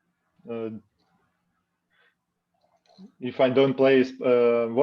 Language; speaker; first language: English; non-native, learner; Russian